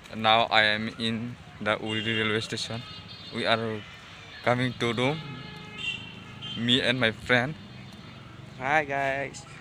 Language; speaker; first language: English; non-native, learner; Hindi